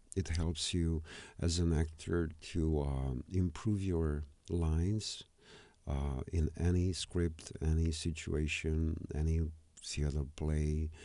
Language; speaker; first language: English; non-native, fluent; Romanian